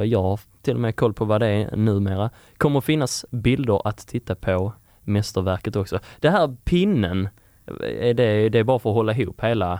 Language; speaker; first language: Swedish; native; Swedish